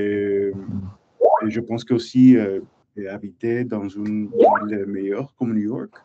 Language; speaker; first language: French; non-native, learner; English